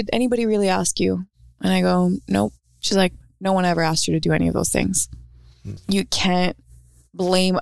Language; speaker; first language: English; native; English